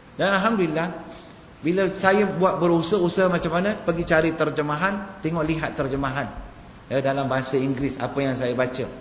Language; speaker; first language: Malay; non-native, local second language; Tamil